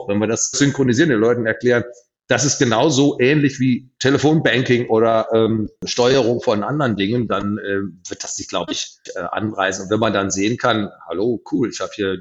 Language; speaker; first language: German; native; German